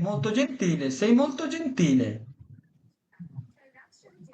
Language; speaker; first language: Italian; non-native, fluent; Bangla